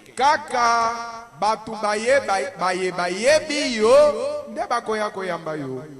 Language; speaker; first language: Lingala; native; Lingala